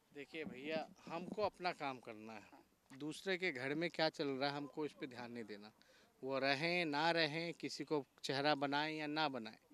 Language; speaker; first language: Hindi; native; Hindi